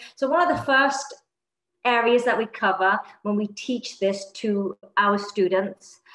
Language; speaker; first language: English; native; English